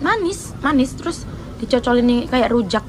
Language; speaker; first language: Indonesian; non-native, local second language; Javanese